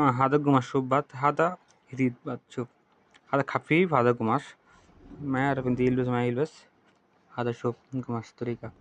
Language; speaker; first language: Arabic; non-native, learner; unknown